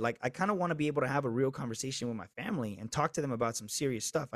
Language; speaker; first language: English; early bilingual, other home language; Spanish